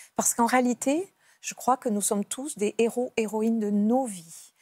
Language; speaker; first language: French; native; French